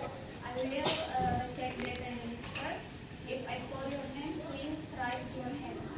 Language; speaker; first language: English; non-native, learner; Indonesian